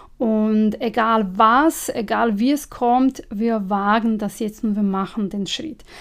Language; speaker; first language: German; non-native, fluent; Serbian